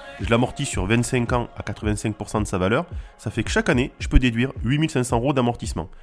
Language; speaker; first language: French; native; French